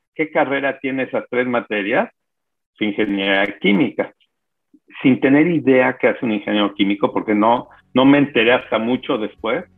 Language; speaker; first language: Spanish; native; Spanish